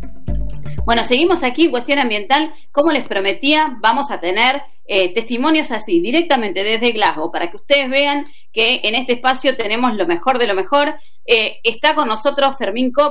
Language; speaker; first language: Spanish; native; Spanish